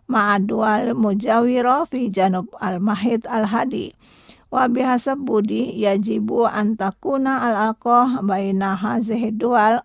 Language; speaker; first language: Arabic; non-native, learner; Indonesian